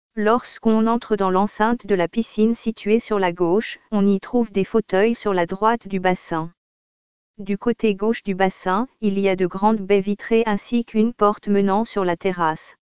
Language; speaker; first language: French; native; French